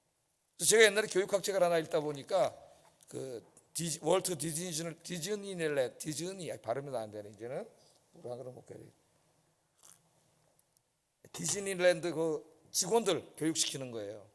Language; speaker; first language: Korean; native; Korean